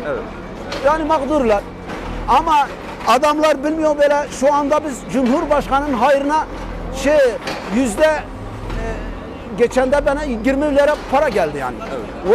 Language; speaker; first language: Turkish; non-native, local second language; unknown